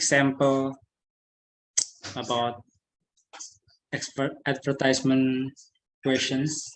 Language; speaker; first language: English; non-native, learner; Indonesian